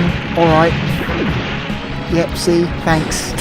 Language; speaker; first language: English; native; English